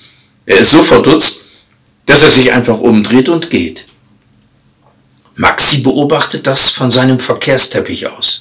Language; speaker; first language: German; native; German